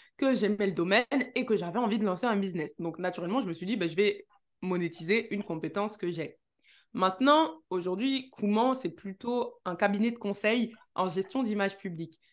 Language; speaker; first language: French; native; French